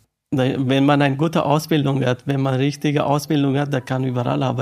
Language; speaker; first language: German; non-native, learner; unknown